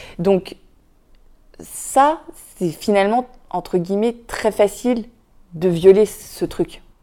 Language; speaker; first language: French; early bilingual, other home language; Vietnamese